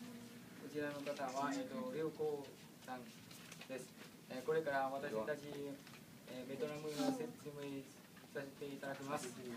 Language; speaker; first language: Japanese; non-native, learner; Vietnamese